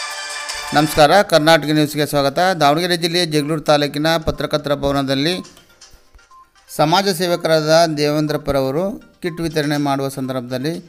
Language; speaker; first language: Kannada; native; Kannada